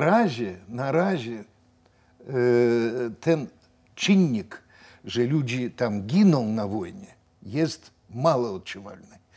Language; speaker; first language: Polish; non-native, fluent; Russian